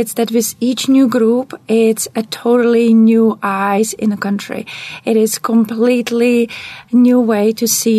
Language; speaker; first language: English; non-native, fluent; Czech